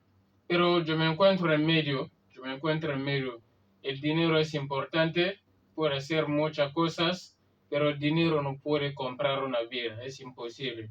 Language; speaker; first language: Spanish; non-native, learner; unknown